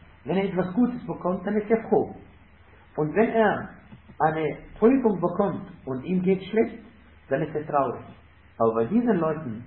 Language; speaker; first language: German; non-native, fluent; Arabic